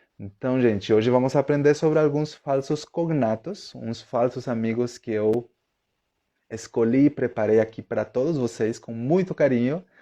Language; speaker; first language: Portuguese; non-native, fluent; Spanish